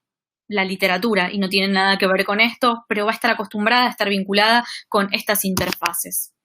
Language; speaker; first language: Spanish; native; Spanish